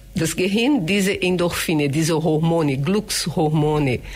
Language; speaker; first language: German; non-native, fluent; Portuguese